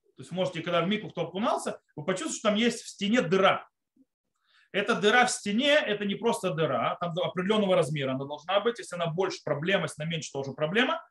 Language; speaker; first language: Russian; early bilingual, heritage; Russian